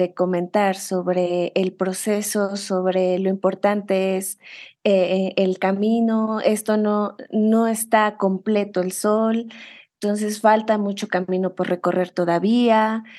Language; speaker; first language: Spanish; native; Spanish